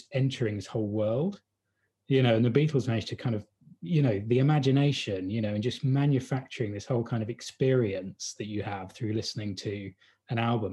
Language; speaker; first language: English; native; English